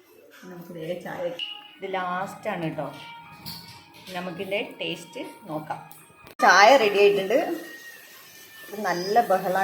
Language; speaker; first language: Malayalam; native; Malayalam